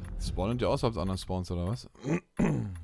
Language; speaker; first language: German; native; German